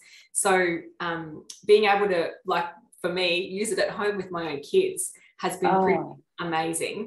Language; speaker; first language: English; native; English